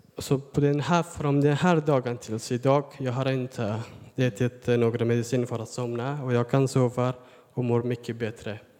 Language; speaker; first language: Swedish; non-native, learner; Persian